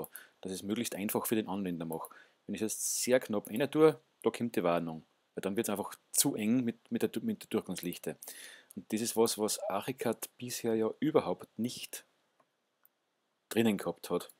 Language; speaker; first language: German; native; German